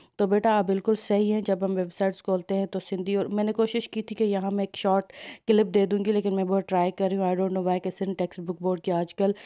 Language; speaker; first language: Urdu; non-native, local second language; Sindhi